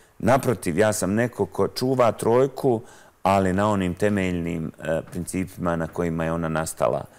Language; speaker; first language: Croatian; native; Croatian